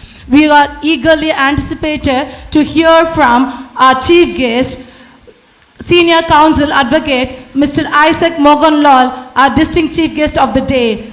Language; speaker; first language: English; non-native, local second language; Tamil